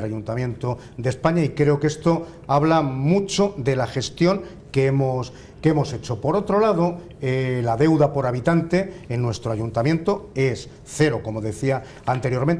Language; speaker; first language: Spanish; native; Spanish